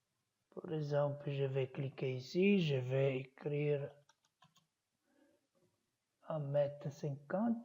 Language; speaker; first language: French; non-native, learner; Italian